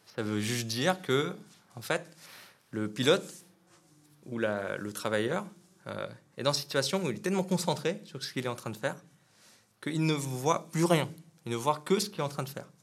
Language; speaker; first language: French; non-native, fluent; Vietnamese